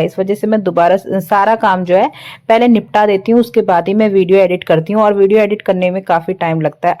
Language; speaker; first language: Hindi; native; Hindi